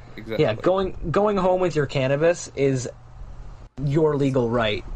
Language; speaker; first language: English; native; English